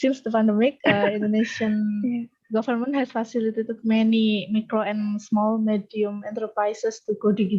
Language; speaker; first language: English; non-native, learner; Indonesian